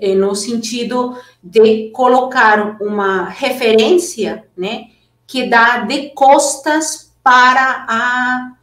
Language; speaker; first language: Portuguese; non-native, fluent; Spanish